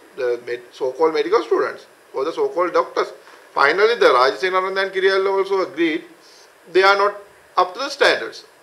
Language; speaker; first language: English; non-native, local second language; Sinhala